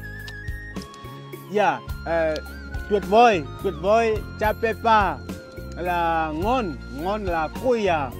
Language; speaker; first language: Vietnamese; non-native, learner; Portuguese